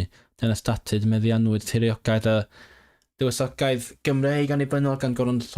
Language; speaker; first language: Welsh; non-native, learner; Cantonese